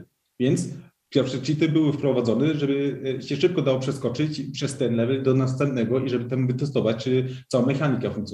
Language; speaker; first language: Polish; early bilingual, heritage; Polish